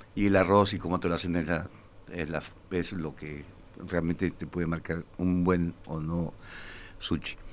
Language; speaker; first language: Spanish; native; Spanish